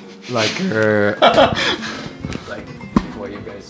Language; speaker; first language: English; non-native, fluent; Japanese